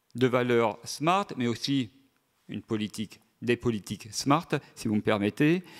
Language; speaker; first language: French; native; French